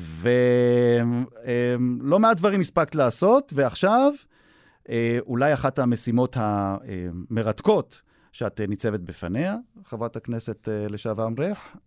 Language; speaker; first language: Hebrew; native; Hebrew